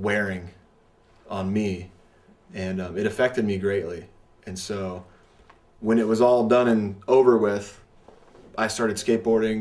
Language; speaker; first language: English; native; English